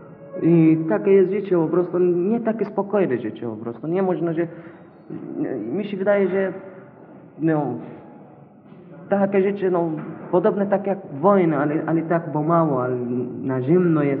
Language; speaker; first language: Polish; non-native, fluent; Arabic